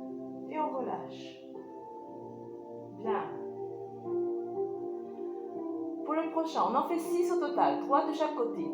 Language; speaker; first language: French; native; French